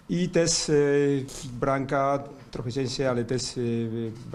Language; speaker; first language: Polish; non-native, learner; Spanish